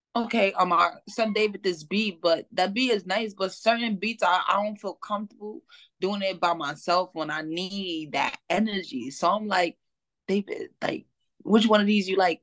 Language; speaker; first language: English; native; English